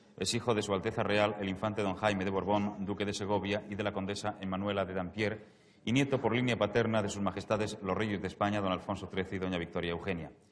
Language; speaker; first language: Spanish; native; Spanish